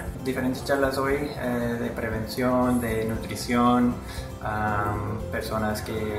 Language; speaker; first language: Spanish; early bilingual, heritage; Spanish